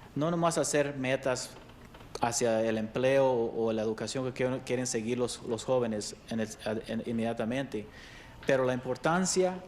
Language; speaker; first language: Spanish; early bilingual, other home language; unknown